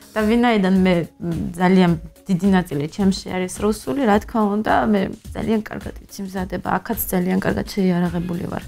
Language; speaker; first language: Georgian; native; Georgian